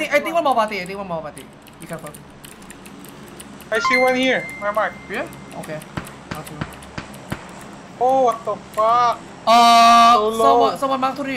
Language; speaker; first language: English; non-native, learner; Thai